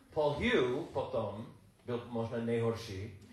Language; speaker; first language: Czech; non-native, learner; English